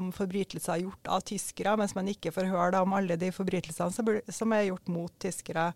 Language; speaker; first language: Norwegian; native; Norwegian